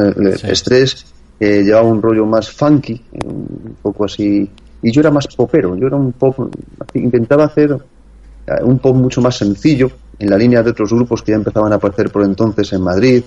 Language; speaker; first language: Spanish; native; Spanish